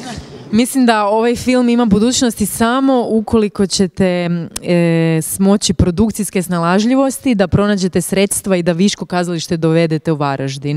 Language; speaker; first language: Croatian; native; Croatian